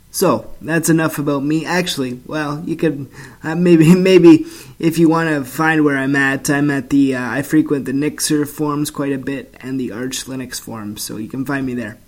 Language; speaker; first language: English; native; English